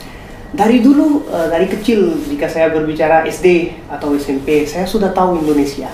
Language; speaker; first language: Indonesian; non-native, fluent; Hindi